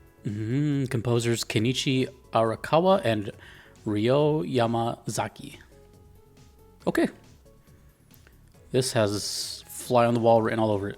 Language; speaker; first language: English; native; English